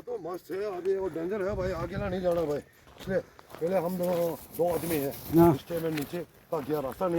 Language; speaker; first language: Hindi; non-native, local second language; Tibetan